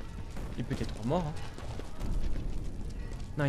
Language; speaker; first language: French; native; French